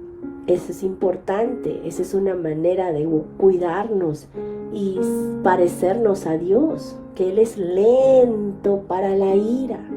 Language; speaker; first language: Spanish; native; Spanish